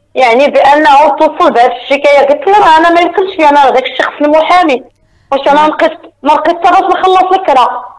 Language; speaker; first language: Arabic; native; Arabic